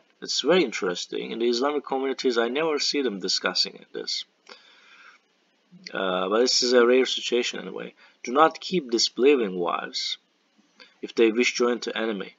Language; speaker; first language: English; non-native, fluent; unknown